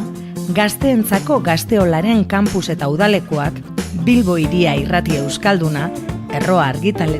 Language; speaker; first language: Basque; native; Basque